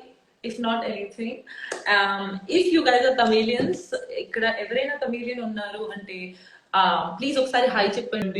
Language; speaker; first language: Telugu; non-native, local second language; Odia